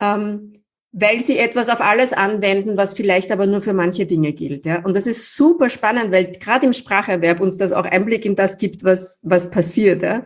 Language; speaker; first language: German; native; German